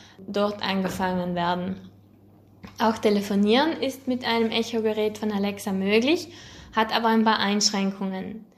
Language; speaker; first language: German; native; German